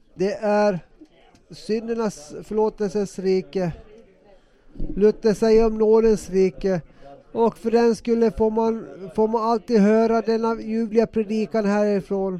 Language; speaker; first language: Swedish; non-native, local second language; Finnish